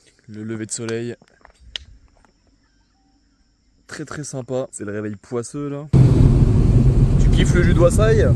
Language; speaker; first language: French; native; French